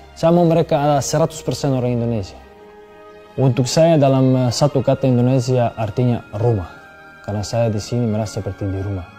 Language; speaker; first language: Indonesian; non-native, fluent; Serbian